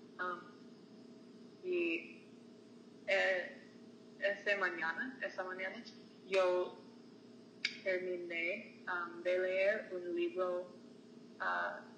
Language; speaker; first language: Spanish; non-native, learner; English